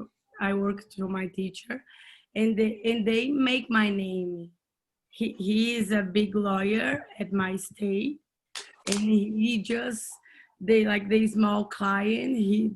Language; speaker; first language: English; non-native, learner; Portuguese